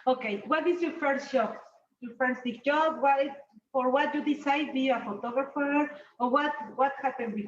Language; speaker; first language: English; non-native, learner; Spanish